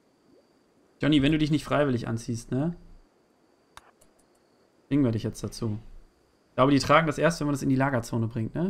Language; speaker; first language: German; native; German